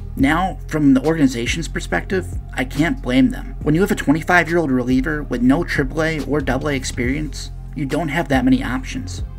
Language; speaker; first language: English; native; English